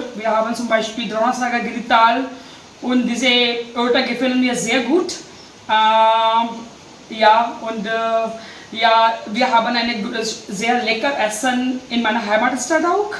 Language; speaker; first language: German; non-native, fluent; Hindi